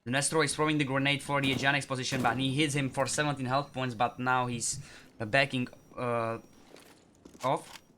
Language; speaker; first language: English; non-native, fluent; Czech